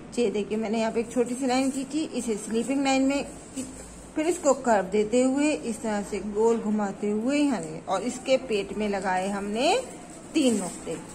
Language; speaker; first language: Hindi; native; Hindi